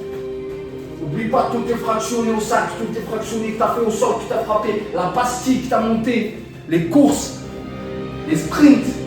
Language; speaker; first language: French; native; French